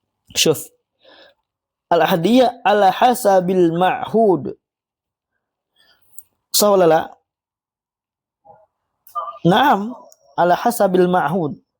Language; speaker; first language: Arabic; non-native, fluent; Indonesian